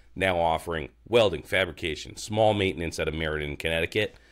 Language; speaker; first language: English; native; English